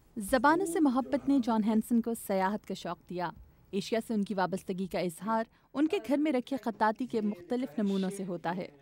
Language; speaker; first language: Urdu; native; Urdu